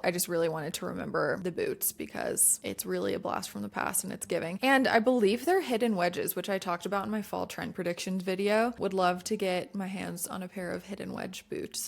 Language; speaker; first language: English; native; English